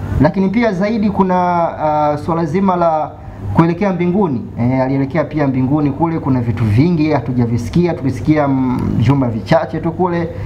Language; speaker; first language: Swahili; native; Swahili